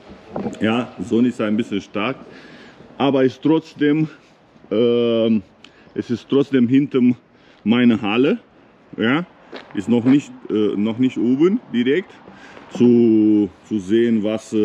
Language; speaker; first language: German; non-native, fluent; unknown